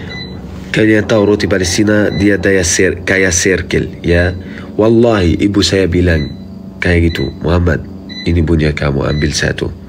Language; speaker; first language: Indonesian; non-native, fluent; Arabic